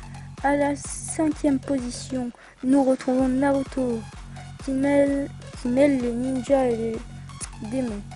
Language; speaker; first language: French; native; French